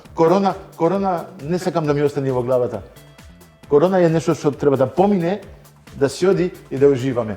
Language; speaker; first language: Macedonian; non-native, fluent; Dutch